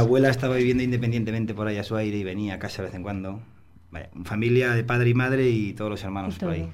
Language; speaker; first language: Spanish; native; Spanish